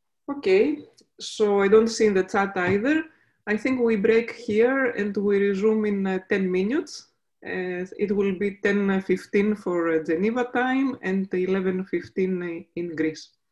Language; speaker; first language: English; non-native, fluent; Greek